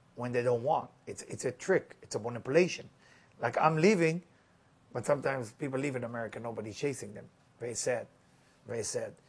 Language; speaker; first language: English; non-native, fluent; Hebrew